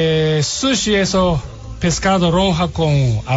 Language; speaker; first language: Spanish; non-native, learner; Japanese